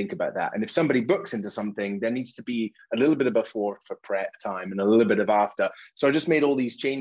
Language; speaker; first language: English; native; English